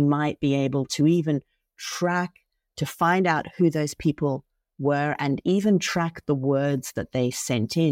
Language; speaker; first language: English; native; English